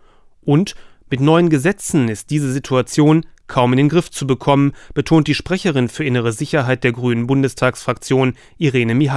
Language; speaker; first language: German; native; German